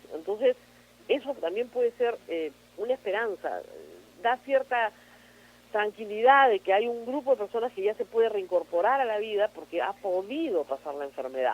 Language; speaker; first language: Spanish; native; Spanish